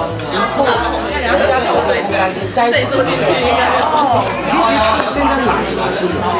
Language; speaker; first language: Chinese; non-native, local second language; Cantonese